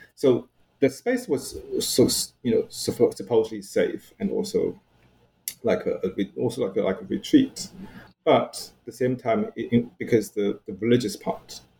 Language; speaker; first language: English; non-native, fluent; Chinese